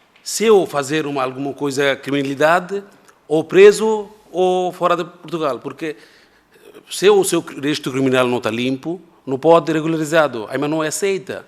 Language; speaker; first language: Portuguese; non-native, learner; Bangla